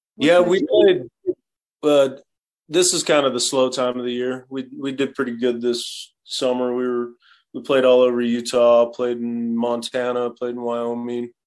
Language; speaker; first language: English; native; English